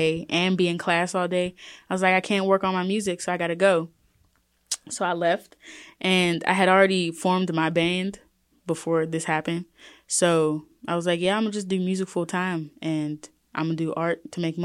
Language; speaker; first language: English; native; English